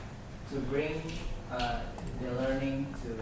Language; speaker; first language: English; non-native, learner; Indonesian